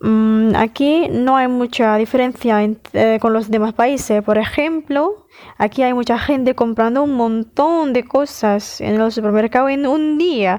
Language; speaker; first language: Spanish; non-native, fluent; Indonesian